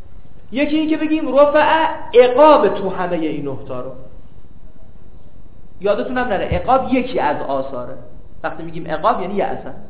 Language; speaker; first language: Persian; native; Persian